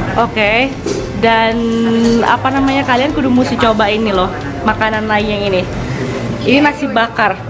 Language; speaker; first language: Indonesian; native; Indonesian